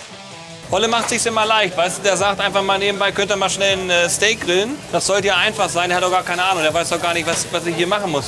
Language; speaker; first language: German; native; German